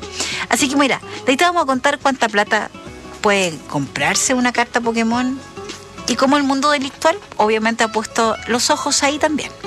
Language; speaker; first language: Spanish; native; Spanish